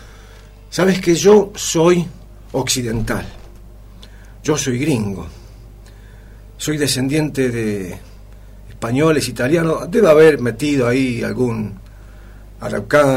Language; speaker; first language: Spanish; native; Spanish